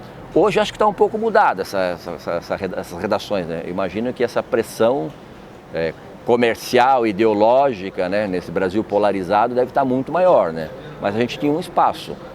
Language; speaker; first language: Portuguese; native; Portuguese